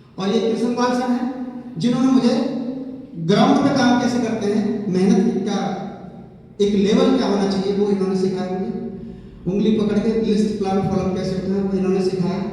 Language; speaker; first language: Hindi; native; Hindi